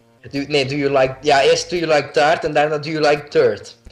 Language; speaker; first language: Dutch; native; Dutch